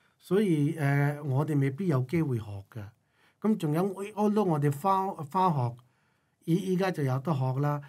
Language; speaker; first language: Cantonese; non-native, local second language; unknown